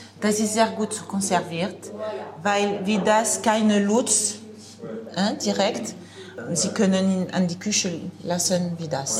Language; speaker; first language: German; non-native, learner; French